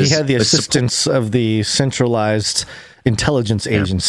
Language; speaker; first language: English; native; English